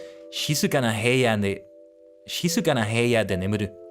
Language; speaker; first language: Japanese; non-native, learner; English